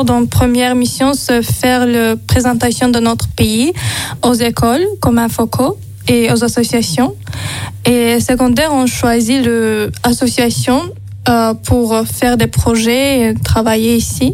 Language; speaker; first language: French; non-native, learner; Azerbaijani